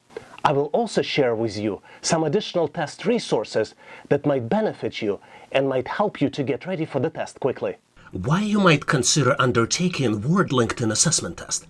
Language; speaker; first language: English; non-native, fluent; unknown